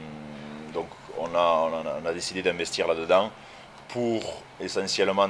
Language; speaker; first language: French; native; French